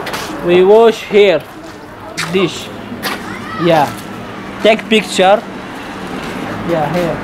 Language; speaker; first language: English; non-native, learner; Arabic